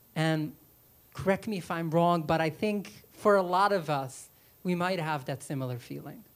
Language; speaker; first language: English; early bilingual, other home language; Yiddish